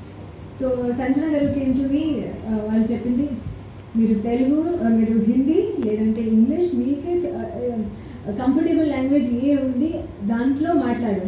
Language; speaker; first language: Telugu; non-native, learner; Hindi